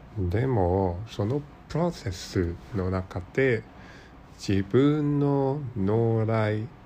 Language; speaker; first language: Japanese; non-native, learner; Cantonese